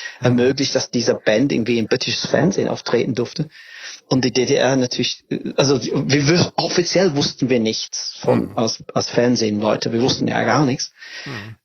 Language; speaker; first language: German; non-native, fluent; English